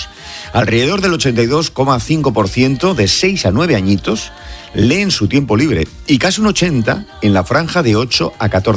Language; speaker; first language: Spanish; native; Spanish